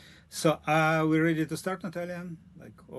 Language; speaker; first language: English; non-native, learner; Russian